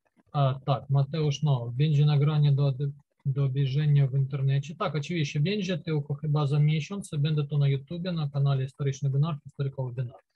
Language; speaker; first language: Polish; non-native, learner; Ukrainian